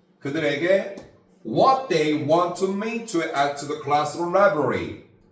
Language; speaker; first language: English; non-native, fluent; Korean